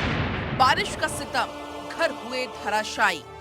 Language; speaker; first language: Hindi; native; Hindi